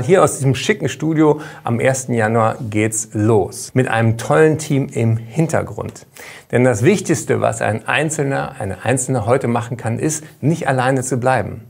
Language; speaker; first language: German; native; German